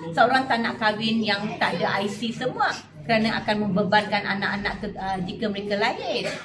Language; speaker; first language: Malay; non-native, local second language; Tamil